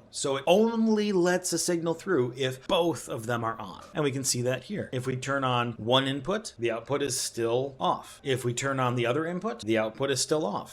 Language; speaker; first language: English; native; English